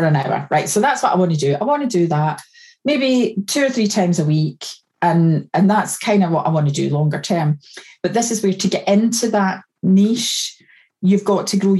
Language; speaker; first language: English; native; English